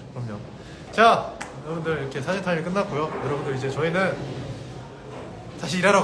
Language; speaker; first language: Korean; native; Korean